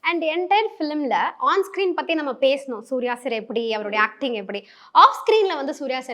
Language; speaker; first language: Tamil; native; Tamil